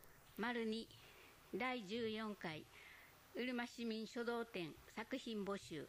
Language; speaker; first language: Japanese; native; Japanese